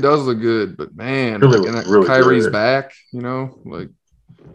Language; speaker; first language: English; native; English